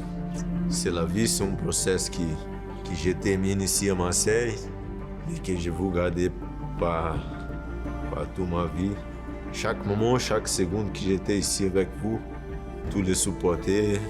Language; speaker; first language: French; non-native, fluent; Portuguese